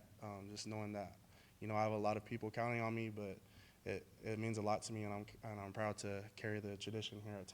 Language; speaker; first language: English; native; English